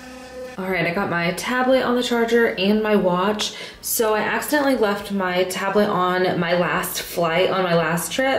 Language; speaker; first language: English; native; English